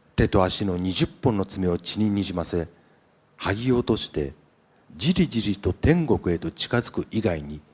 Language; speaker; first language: Japanese; native; Japanese